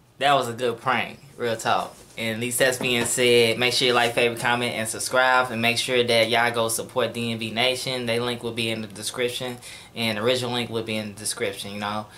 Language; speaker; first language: English; native; English